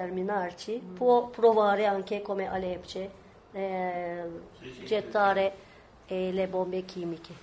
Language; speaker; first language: Italian; non-native, fluent; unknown